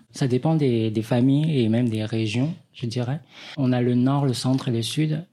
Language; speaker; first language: French; early bilingual, other home language; Vietnamese